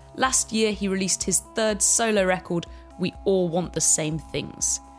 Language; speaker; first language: English; native; English